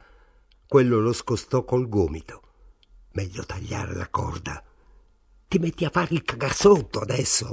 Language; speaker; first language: Italian; native; Italian